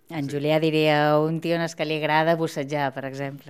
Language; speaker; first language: Catalan; native; Catalan